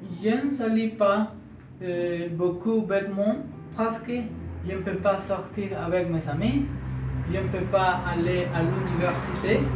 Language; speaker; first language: French; non-native, learner; Spanish